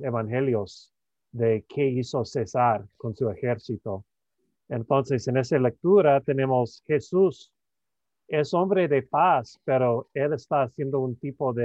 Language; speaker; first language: Spanish; non-native, fluent; English